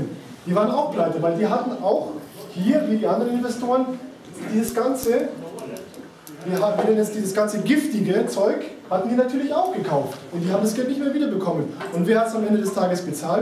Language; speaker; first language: German; native; German